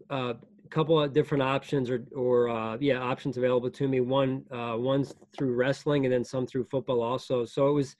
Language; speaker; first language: English; native; English